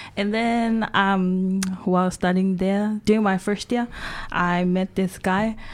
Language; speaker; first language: English; non-native, fluent; Tongan